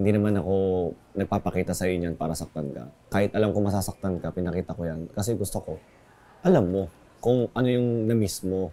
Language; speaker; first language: Filipino; native; Filipino